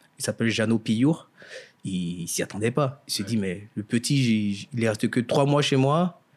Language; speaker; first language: French; early bilingual, other home language; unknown